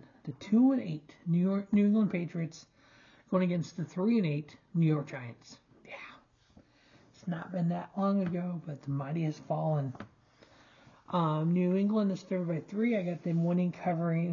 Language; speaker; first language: English; native; English